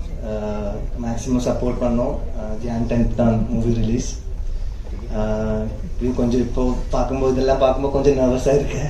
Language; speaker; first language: Tamil; non-native, learner; Malayalam